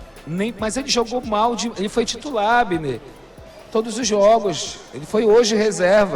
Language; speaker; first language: Portuguese; native; Portuguese